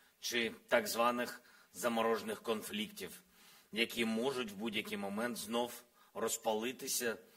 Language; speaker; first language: Ukrainian; non-native, local second language; Russian